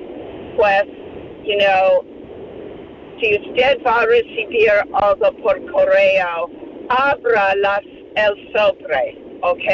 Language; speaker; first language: Spanish; non-native, learner; English